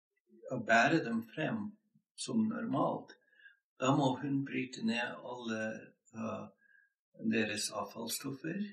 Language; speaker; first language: Norwegian; non-native, fluent; English